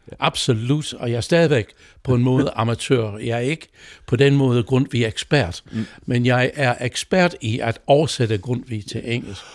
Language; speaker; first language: Danish; non-native, fluent; English